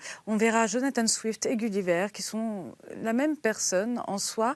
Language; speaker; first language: French; native; French